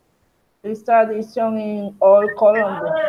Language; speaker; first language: English; non-native, learner; Spanish